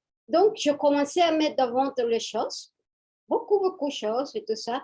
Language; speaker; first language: French; non-native, fluent; Spanish